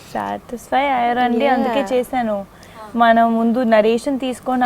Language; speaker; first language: Telugu; non-native, fluent; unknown